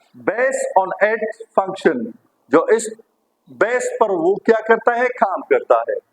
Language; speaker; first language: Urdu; non-native, local second language; Pashto